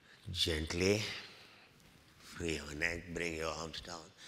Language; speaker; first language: English; non-native, local second language; Telugu